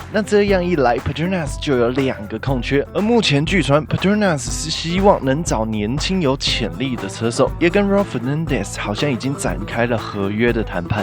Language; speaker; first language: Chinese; native; Chinese